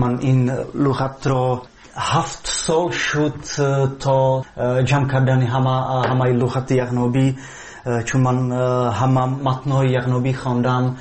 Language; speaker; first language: Persian; non-native, learner; Czech